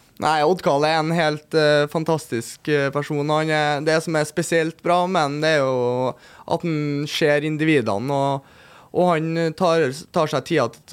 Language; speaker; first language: Norwegian; native; Norwegian